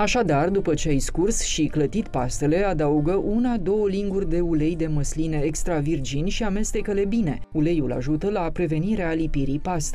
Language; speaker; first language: Romanian; native; Romanian